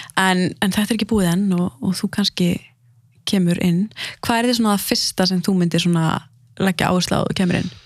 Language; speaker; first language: Icelandic; early bilingual, other home language; Arabic